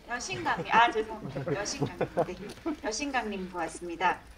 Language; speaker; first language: Korean; native; Korean